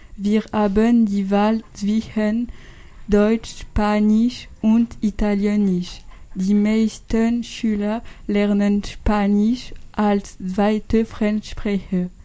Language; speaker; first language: German; non-native, learner; French